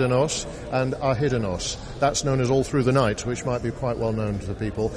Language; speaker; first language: English; native; English